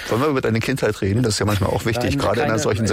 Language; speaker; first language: German; native; German